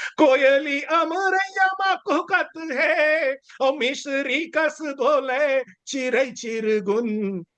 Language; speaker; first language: Hindi; native; Hindi